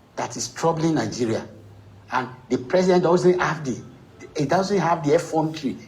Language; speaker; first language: English; non-native, local second language; Yoruba